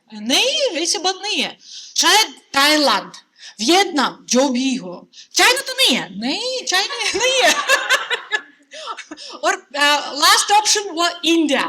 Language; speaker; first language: Hindi; non-native, fluent; Russian